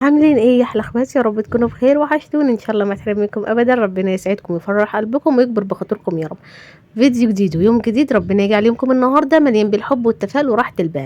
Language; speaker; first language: Arabic; native; Arabic